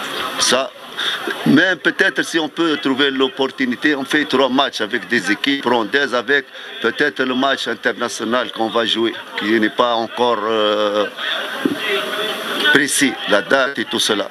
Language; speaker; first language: French; non-native, fluent; Arabic